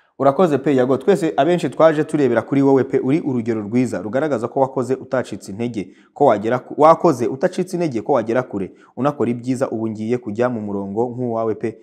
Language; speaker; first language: Kinyarwanda; early bilingual, heritage; Kinyarwanda